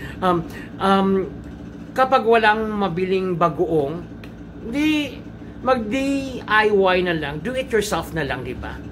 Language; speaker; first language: Filipino; non-native, local second language; Cebuano